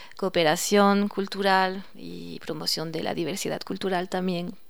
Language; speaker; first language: Spanish; non-native, fluent; French